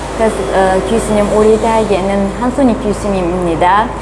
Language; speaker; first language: Korean; non-native, learner; Uzbek